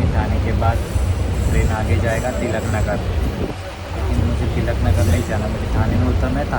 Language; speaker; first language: Hindi; non-native, local second language; Marathi